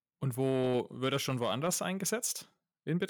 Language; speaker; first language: German; native; German